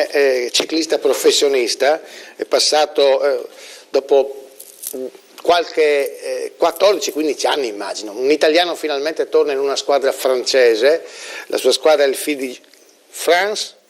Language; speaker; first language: Italian; native; Italian